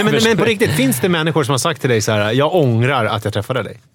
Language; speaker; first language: Swedish; native; Swedish